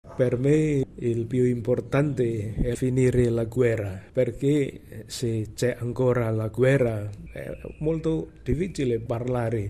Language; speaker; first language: Italian; non-native, fluent; Javanese